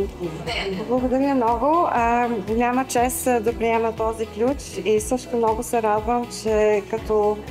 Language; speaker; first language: Bulgarian; early bilingual, heritage; Bulgarian